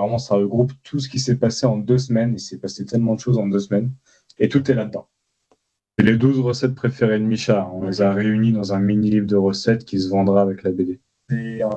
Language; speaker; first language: French; native; French